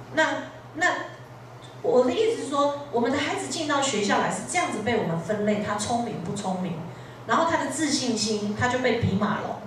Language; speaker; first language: Chinese; native; Chinese